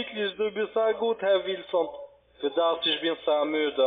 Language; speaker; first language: German; non-native, learner; Albanian